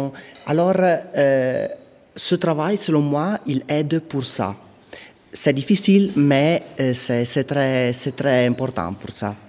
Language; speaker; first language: French; non-native, local second language; Italian